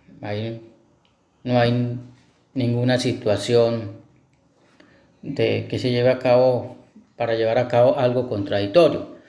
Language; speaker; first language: Spanish; native; Spanish